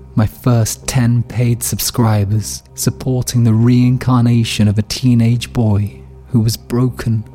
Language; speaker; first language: English; native; English